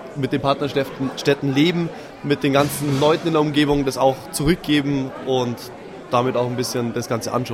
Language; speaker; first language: German; native; German